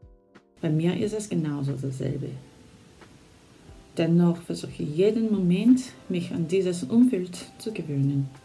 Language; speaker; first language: German; non-native, fluent; Korean